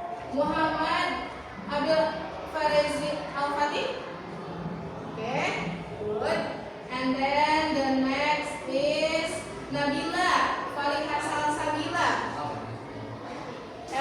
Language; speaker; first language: English; non-native, learner; Indonesian